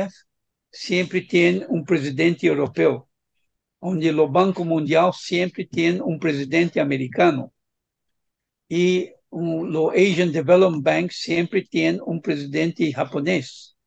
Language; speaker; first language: Spanish; non-native, fluent; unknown